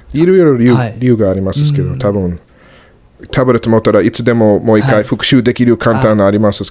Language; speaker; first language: Japanese; non-native, learner; English